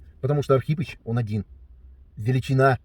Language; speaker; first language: Russian; native; Russian